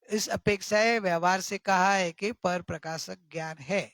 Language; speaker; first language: Hindi; non-native, local second language; Gujarati